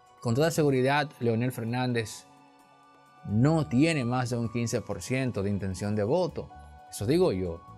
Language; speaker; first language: Spanish; native; Spanish